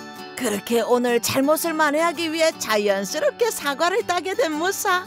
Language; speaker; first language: Korean; native; Korean